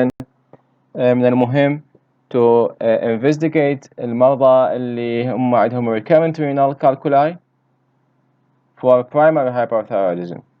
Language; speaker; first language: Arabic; native; Arabic